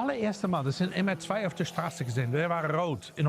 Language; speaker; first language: German; native; German